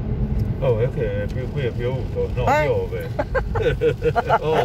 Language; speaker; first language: Italian; native; Italian